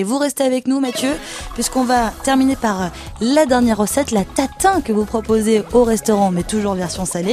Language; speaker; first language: French; native; French